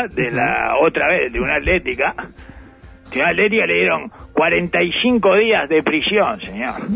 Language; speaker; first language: Spanish; native; Spanish